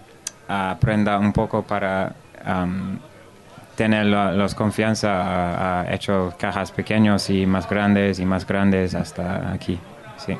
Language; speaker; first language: Spanish; non-native, learner; English